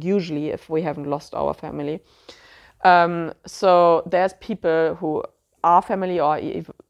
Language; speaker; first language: English; non-native, fluent; German